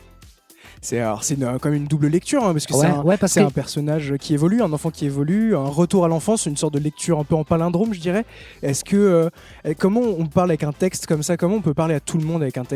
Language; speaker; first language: French; native; French